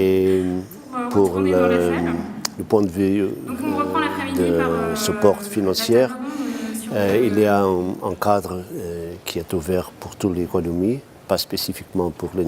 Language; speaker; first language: French; non-native, fluent; Portuguese